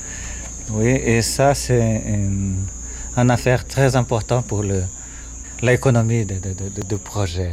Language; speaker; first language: French; non-native, fluent; Portuguese